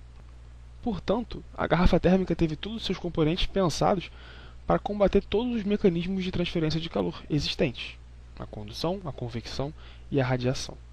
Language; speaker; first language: Portuguese; native; Portuguese